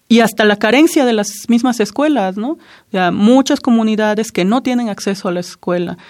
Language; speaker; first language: Spanish; non-native, local second language; Zapotec